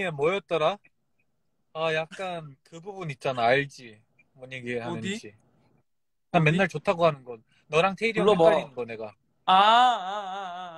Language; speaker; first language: Korean; early bilingual, heritage; Korean